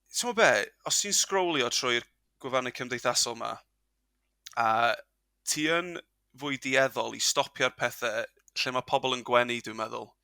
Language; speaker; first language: Welsh; non-native, local second language; English